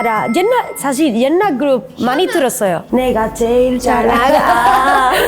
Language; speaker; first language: Korean; non-native, learner; Spanish